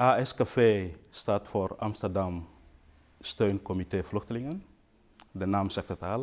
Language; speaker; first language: Dutch; non-native, fluent; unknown